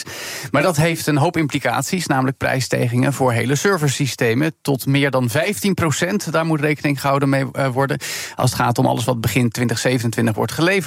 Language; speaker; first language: Dutch; native; Dutch